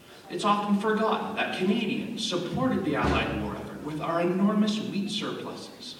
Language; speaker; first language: English; native; English